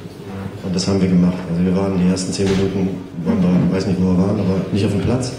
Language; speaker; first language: German; native; German